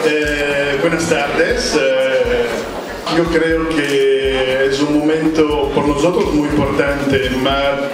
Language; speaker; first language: Spanish; non-native, fluent; Italian